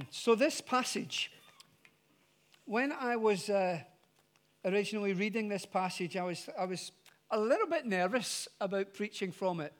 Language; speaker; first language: English; native; English